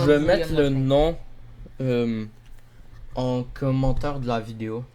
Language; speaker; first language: French; native; French